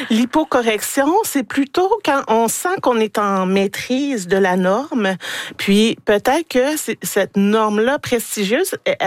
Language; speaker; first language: French; native; French